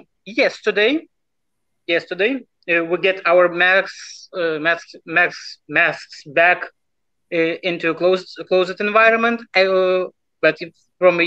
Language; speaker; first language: English; non-native, fluent; Lithuanian